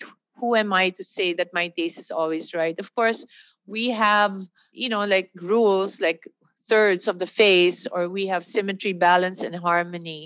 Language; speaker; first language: English; non-native, local second language; Filipino